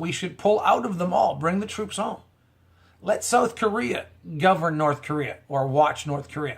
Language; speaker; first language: English; native; English